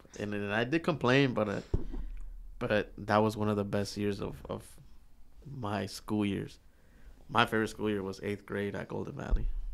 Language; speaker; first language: English; early bilingual, other home language; Spanish